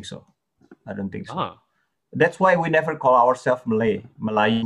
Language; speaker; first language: English; non-native, fluent; Indonesian